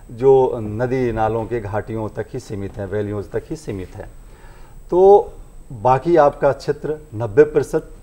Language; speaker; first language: Hindi; native; Hindi